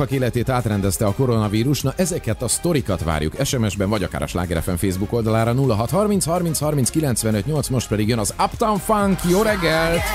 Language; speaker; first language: Hungarian; native; Hungarian